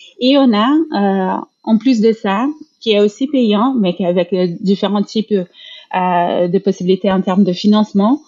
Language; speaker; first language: French; non-native, fluent; Portuguese